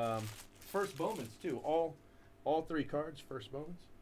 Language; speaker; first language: English; native; English